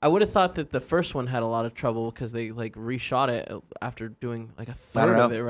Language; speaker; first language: English; native; English